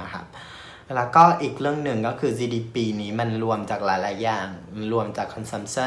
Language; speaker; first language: Thai; non-native, fluent; Vietnamese